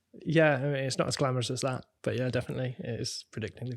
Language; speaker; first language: English; native; English